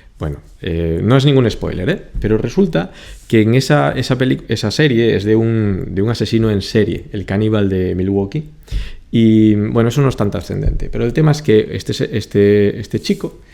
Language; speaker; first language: Spanish; native; Spanish